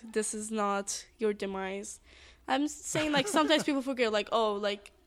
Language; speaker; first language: English; non-native, fluent; Persian